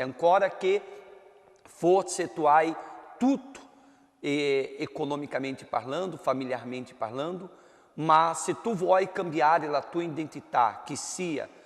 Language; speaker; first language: Italian; non-native, fluent; Portuguese